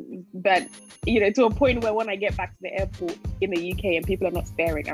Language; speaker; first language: English; non-native, local second language; Akan